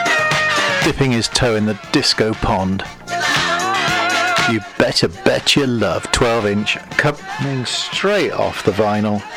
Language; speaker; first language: English; native; English